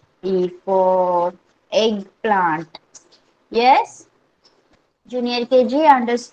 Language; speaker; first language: English; non-native, local second language; Marathi